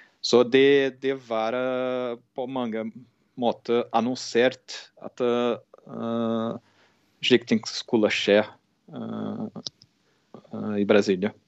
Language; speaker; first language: Norwegian; non-native, fluent; Portuguese